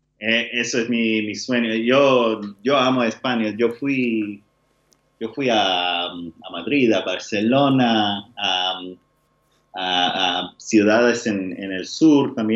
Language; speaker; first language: Spanish; non-native, learner; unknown